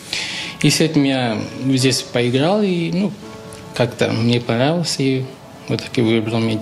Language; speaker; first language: Russian; non-native, fluent; Portuguese